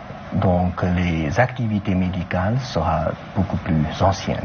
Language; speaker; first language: French; non-native, fluent; Chinese